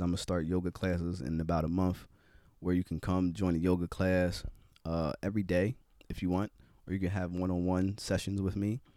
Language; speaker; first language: English; native; English